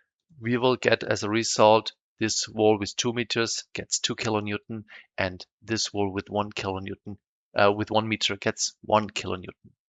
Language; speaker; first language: English; non-native, fluent; German